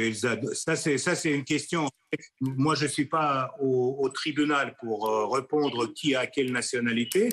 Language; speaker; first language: French; non-native, fluent; Russian